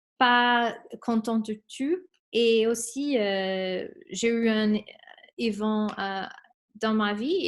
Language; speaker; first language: French; non-native, fluent; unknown